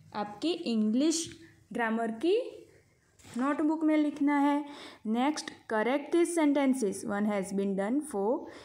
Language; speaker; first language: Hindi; non-native, local second language; Gujarati